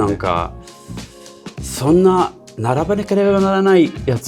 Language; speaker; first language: Japanese; non-native, learner; English